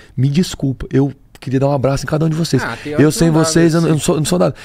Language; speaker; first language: Portuguese; native; Portuguese